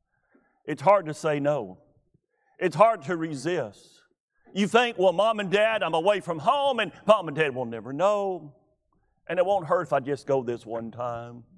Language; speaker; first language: English; native; English